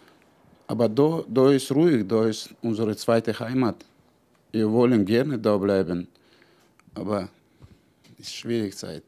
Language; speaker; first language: German; non-native, learner; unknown